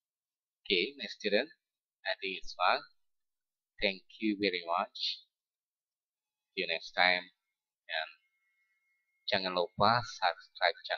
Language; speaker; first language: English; non-native, fluent; Indonesian